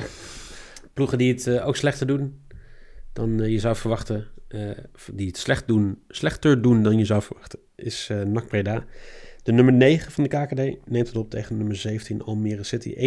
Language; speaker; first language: Dutch; native; Dutch